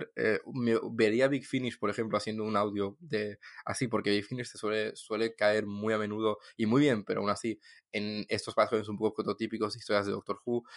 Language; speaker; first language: Spanish; non-native, fluent; French